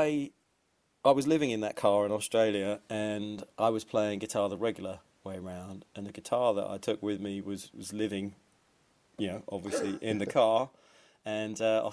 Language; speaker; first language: English; native; English